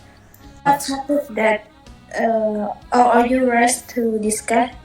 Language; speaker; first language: English; non-native, learner; Khmer